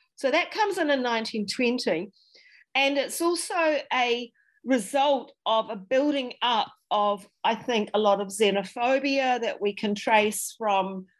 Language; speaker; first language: English; native; English